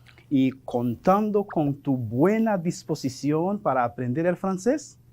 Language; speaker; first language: Spanish; non-native, fluent; French